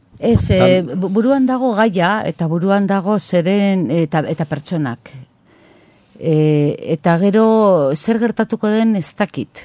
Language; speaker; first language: Basque; non-native, local second language; Spanish